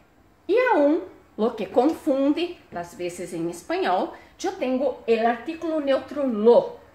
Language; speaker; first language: Spanish; non-native, fluent; Portuguese